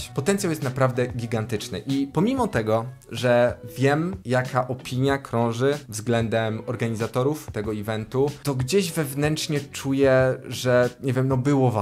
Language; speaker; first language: Polish; native; Polish